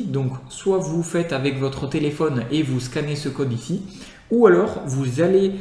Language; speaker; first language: French; native; French